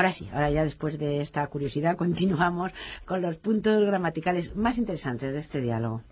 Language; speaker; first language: Spanish; native; Spanish